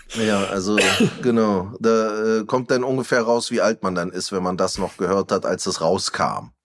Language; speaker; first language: German; early bilingual, other home language; Turkish